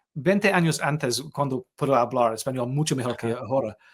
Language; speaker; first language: Spanish; non-native, learner; English